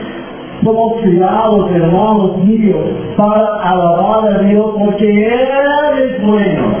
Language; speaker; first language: Spanish; non-native, fluent; English